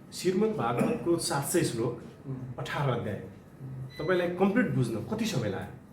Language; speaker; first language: Nepali; native; Nepali